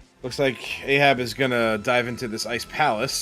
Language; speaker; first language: English; native; English